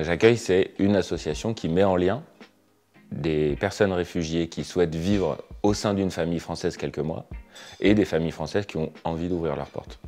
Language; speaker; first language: French; native; French